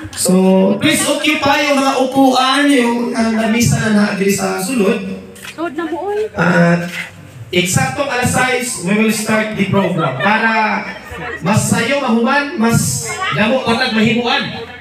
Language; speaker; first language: Filipino; non-native, local second language; Masbatenyo